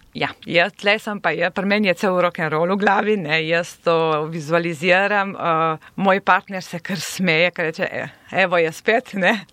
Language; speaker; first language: Slovenian; non-native, local second language; Serbian